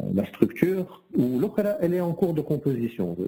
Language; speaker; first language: French; non-native, local second language; Arabic